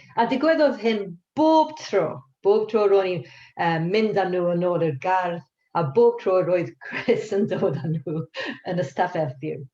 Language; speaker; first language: Welsh; non-native, local second language; English